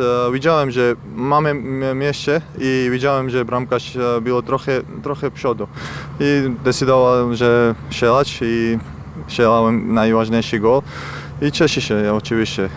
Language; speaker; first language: Polish; non-native, learner; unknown